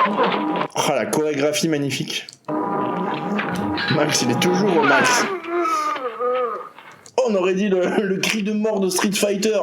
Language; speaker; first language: French; native; French